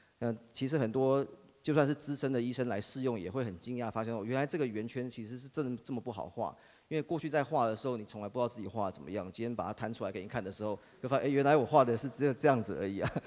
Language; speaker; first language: Chinese; native; Chinese